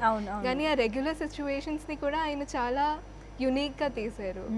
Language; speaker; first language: Telugu; non-native, fluent; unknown